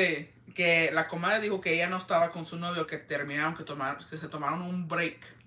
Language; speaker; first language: Spanish; early bilingual, heritage; Spanish